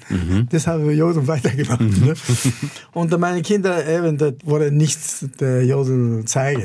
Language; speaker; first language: German; non-native, fluent; Japanese